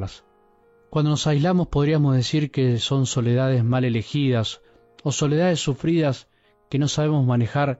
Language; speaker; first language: Spanish; native; Spanish